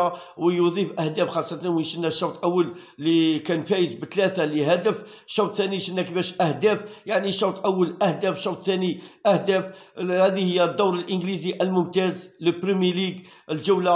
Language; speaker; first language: Arabic; native; Arabic